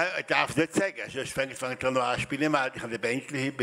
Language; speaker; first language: German; native; German